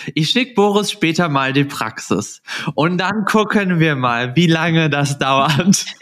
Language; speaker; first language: German; native; German